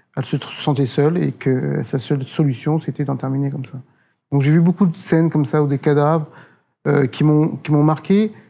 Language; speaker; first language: French; native; French